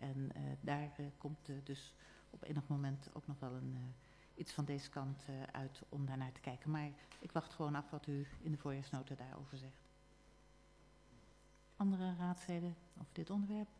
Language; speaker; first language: Dutch; native; Dutch